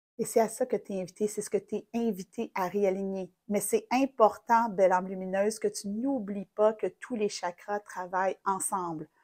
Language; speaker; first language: French; native; French